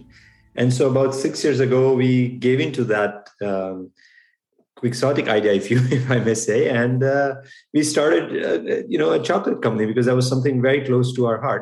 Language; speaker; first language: English; non-native, local second language; Gujarati